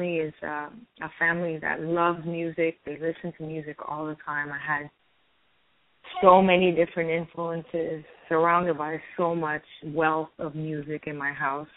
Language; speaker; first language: English; native; English